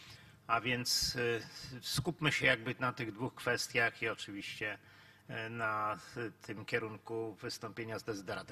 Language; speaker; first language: Polish; native; Polish